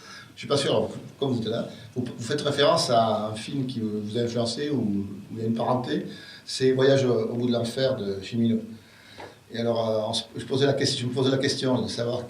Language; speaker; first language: French; native; French